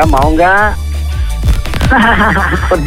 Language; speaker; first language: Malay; non-native, local second language; Sundanese